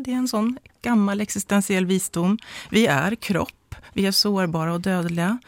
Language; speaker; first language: Swedish; native; Swedish